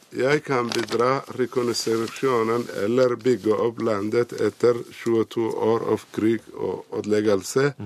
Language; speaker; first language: Norwegian; non-native, fluent; Somali